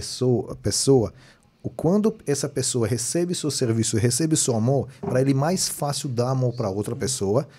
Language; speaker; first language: Portuguese; non-native, fluent; Hebrew